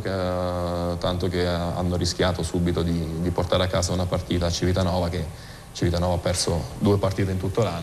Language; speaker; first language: Italian; native; Italian